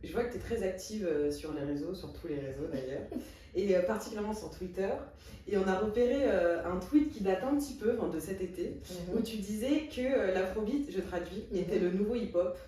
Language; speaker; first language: French; native; French